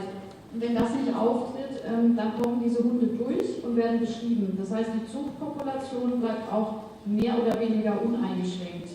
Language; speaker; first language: German; native; German